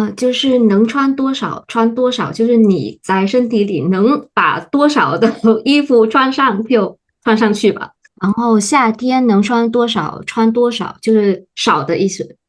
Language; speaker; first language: Chinese; non-native, fluent; Vietnamese